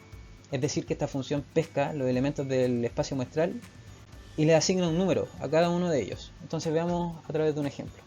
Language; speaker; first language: Spanish; native; Spanish